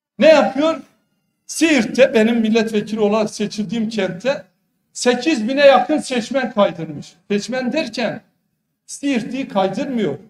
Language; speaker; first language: Turkish; non-native, local second language; Kurdish